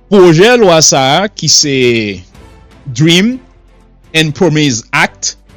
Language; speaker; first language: Haitian Creole; native; Haitian Creole